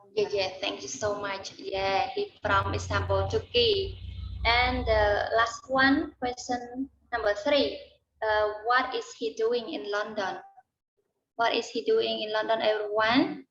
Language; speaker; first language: English; non-native, learner; Khmer